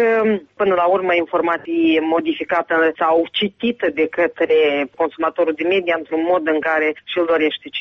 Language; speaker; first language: Romanian; native; Romanian